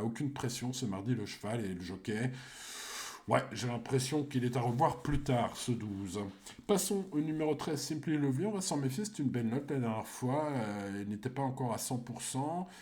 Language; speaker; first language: French; native; French